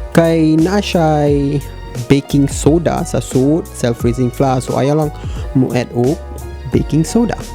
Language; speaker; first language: Cebuano; non-native, learner; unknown